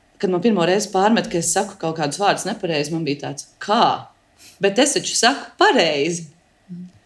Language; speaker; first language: Latvian; early bilingual, heritage; Latvian